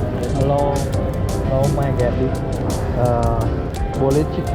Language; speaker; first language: English; non-native, learner; Khmer